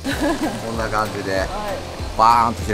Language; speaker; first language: Japanese; native; Japanese